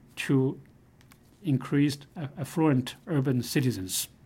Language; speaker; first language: English; non-native, fluent; Chinese